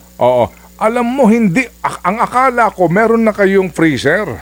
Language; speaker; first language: Filipino; non-native, local second language; Waray